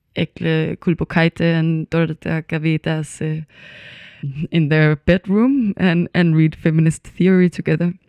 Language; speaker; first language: English; non-native, fluent; Danish